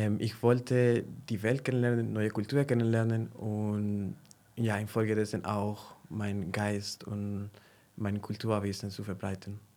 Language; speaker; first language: German; non-native, fluent; Spanish